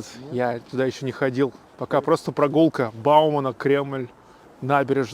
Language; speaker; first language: Russian; native; Russian